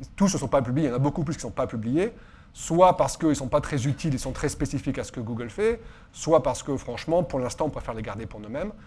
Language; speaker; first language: French; native; French